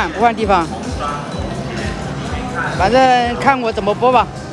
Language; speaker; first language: Chinese; native; Chinese